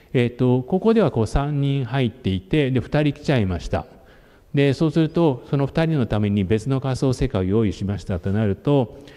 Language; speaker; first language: Japanese; native; Japanese